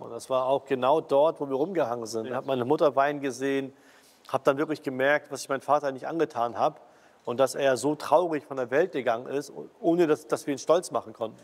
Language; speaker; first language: German; early bilingual, other home language; Urdu